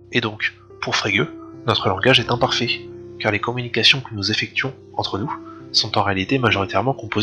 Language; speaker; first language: French; native; French